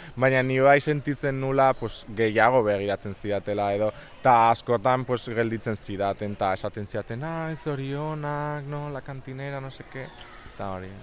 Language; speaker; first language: Basque; non-native, local second language; Spanish